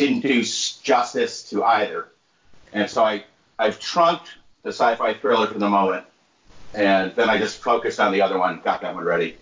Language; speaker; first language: English; native; English